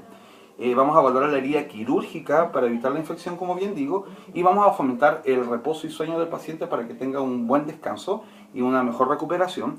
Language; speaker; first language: Spanish; native; Spanish